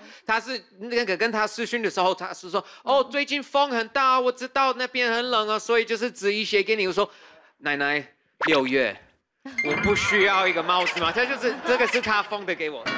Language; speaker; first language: Chinese; non-native, fluent; English